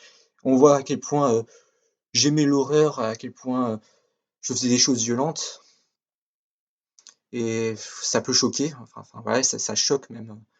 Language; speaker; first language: French; native; French